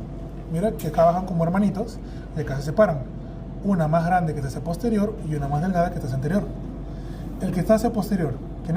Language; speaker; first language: Spanish; native; Spanish